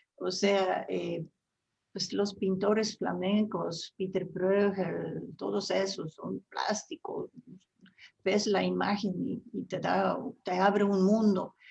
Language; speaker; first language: Spanish; non-native, fluent; Dutch